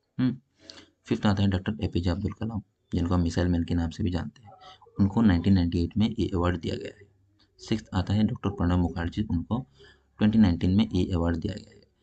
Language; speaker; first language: Hindi; non-native, local second language; Bangla